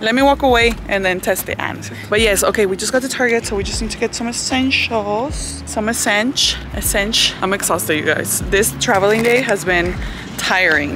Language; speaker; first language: English; early bilingual, other home language; Spanish